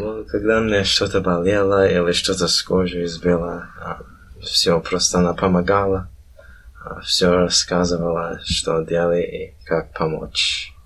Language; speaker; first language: Russian; early bilingual, heritage; Russian